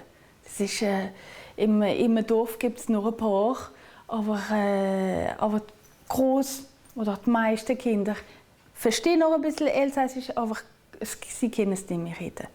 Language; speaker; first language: German; non-native, local second language; Swiss German